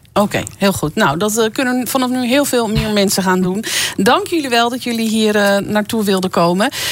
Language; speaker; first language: Dutch; native; Dutch